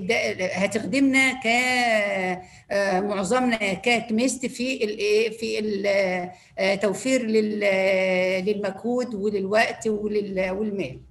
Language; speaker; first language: Arabic; native; Arabic